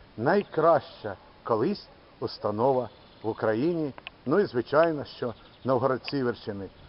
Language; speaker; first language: Ukrainian; native; Ukrainian